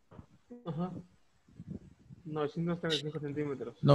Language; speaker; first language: Spanish; native; Spanish